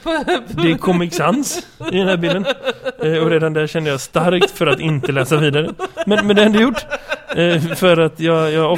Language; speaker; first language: Swedish; native; Swedish